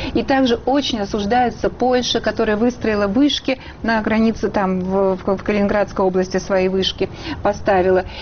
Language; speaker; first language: Russian; native; Russian